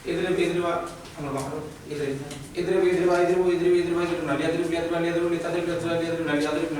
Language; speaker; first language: Arabic; non-native, learner; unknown